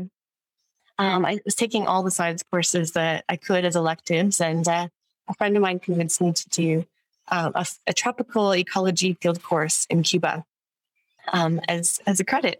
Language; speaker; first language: English; native; English